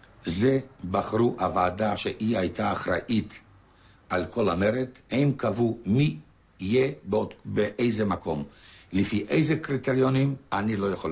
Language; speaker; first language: Hebrew; non-native, fluent; Polish